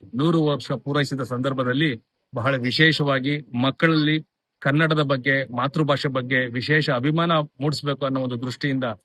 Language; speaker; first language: Kannada; native; Kannada